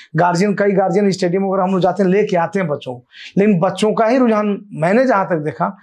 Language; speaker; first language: Hindi; native; Hindi